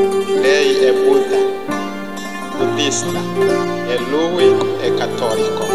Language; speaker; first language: Italian; non-native, fluent; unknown